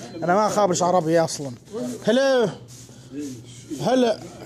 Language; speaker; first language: Arabic; early bilingual, heritage; Arabic